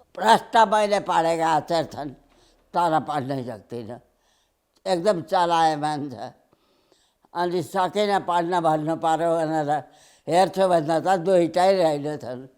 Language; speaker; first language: Nepali; early bilingual, heritage; Nepali